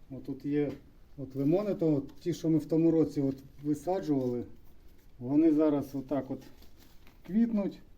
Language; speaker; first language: Ukrainian; native; Ukrainian